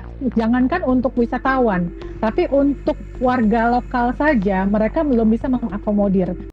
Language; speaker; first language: Indonesian; native; Indonesian